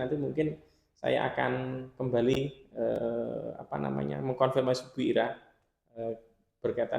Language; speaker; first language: Indonesian; native; Indonesian